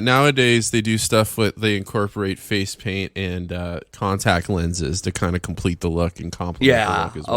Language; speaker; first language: English; native; English